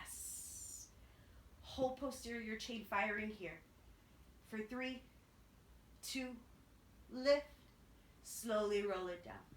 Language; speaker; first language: English; native; English